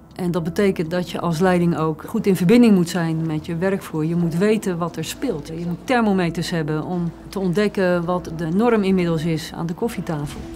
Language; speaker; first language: Dutch; native; Dutch